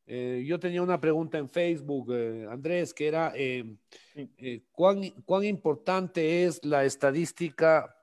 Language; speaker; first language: Spanish; native; Spanish